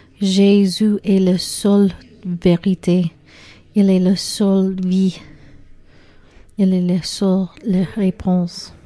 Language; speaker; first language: French; non-native, learner; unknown